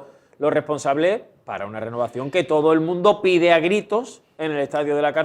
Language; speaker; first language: Spanish; native; Spanish